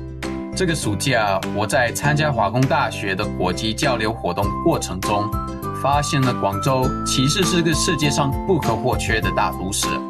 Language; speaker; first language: Chinese; non-native, fluent; English